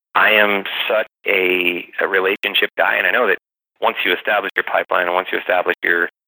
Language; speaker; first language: English; native; English